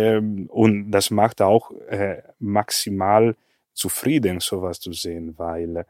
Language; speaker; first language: German; non-native, fluent; Italian